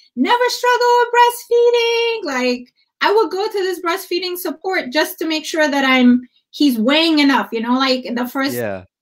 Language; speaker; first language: English; non-native, fluent; Amharic